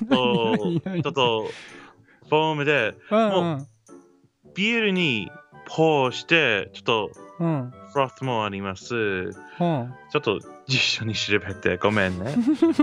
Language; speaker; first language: Japanese; non-native, learner; English